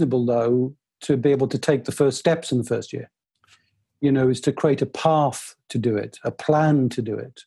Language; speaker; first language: English; native; English